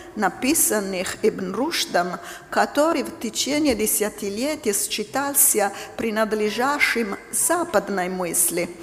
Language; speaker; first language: Russian; non-native, fluent; Italian